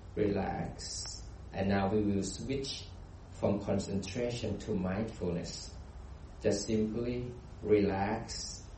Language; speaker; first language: English; non-native, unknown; Thai